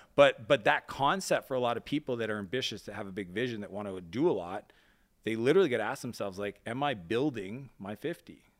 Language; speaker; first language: English; native; English